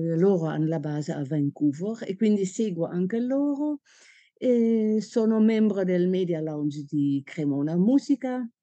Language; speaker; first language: Italian; non-native, fluent; Dutch